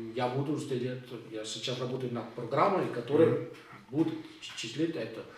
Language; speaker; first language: Russian; non-native, learner; Catalan